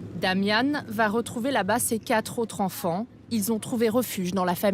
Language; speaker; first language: French; native; French